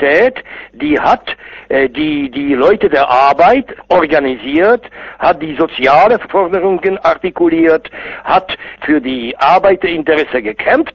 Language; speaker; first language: German; non-native, fluent; Czech